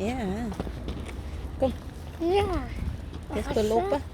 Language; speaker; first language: Dutch; non-native, learner; Thai